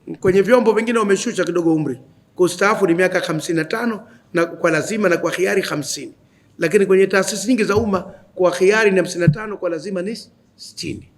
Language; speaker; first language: Swahili; native; Swahili